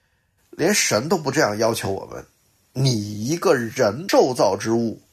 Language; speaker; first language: Chinese; native; Chinese